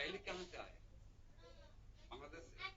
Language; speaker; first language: Hindi; non-native, local second language; Bangla